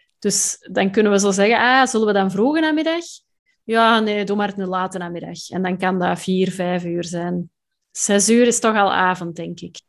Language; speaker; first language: Dutch; native; Dutch